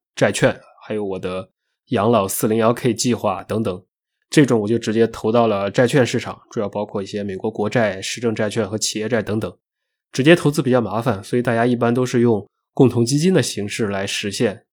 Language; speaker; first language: Chinese; native; Chinese